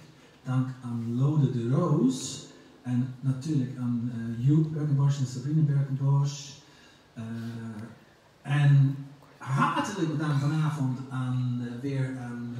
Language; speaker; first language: Dutch; non-native, learner; English